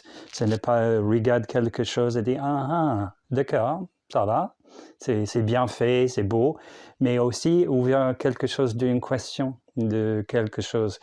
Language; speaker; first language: French; non-native, learner; English